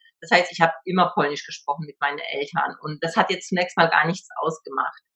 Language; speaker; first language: German; early bilingual, other home language; Polish